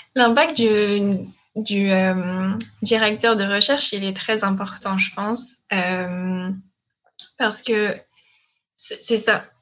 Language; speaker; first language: French; native; French